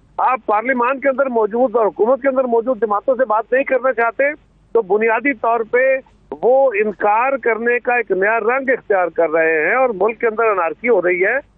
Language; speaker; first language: Urdu; non-native, local second language; Punjabi